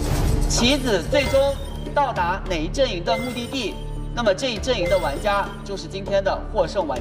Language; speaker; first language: Chinese; native; Chinese